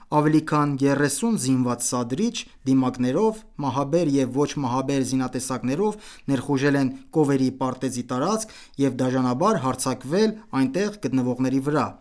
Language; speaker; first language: Armenian; early bilingual, heritage; Armenian